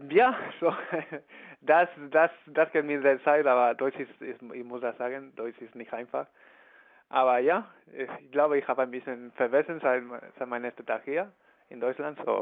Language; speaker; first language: German; non-native, learner; Spanish